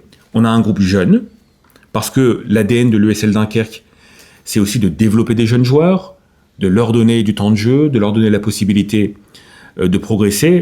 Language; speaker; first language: French; native; French